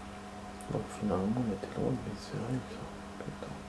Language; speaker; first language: French; native; French